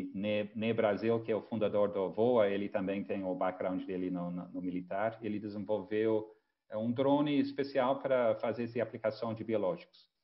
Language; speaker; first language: Portuguese; non-native, fluent; English